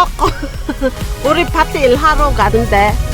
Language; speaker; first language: Korean; non-native, learner; Filipino